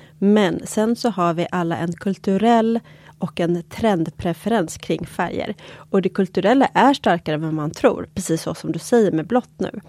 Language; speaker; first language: Swedish; early bilingual, other home language; Polish